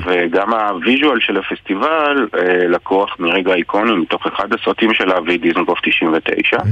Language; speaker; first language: Hebrew; native; Hebrew